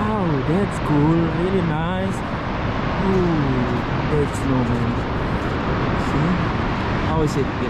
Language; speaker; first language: English; non-native, learner; Javanese